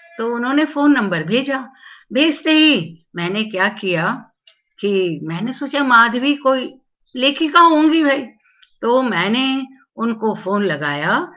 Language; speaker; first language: Hindi; non-native, local second language; Tamil